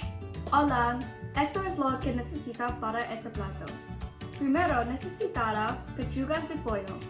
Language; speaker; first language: Spanish; non-native, learner; English